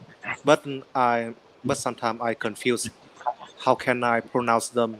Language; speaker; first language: English; non-native, learner; Vietnamese